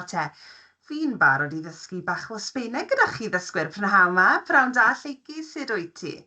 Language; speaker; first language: Welsh; native; Welsh